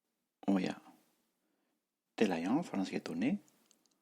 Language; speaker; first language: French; non-native, fluent; Tibetan